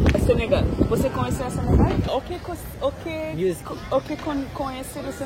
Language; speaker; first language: Portuguese; non-native, learner; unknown